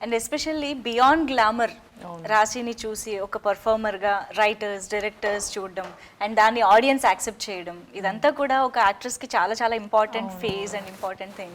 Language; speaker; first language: Telugu; native; Telugu